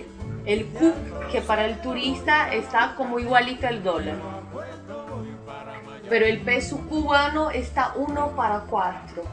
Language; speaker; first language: Spanish; non-native, fluent; Portuguese